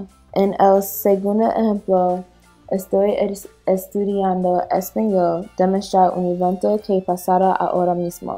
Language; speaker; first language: Spanish; non-native, learner; English